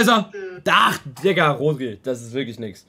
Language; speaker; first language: German; native; German